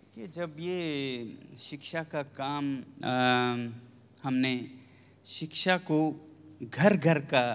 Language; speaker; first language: Hindi; non-native, local second language; Ladakhi